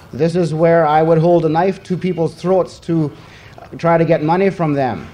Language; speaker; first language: English; native; English